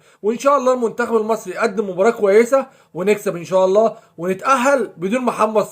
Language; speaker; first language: Arabic; native; Arabic